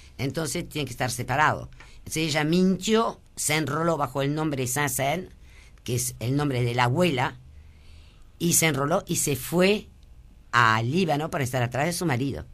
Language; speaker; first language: Spanish; early bilingual, other home language; French